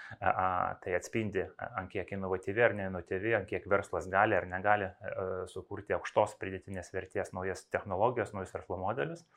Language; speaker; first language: Lithuanian; non-native, local second language; Russian